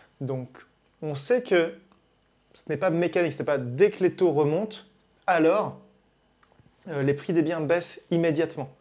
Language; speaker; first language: French; native; French